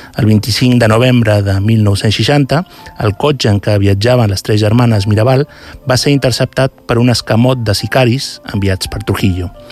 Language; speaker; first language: Catalan; native; Catalan